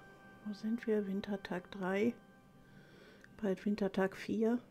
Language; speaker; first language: German; native; German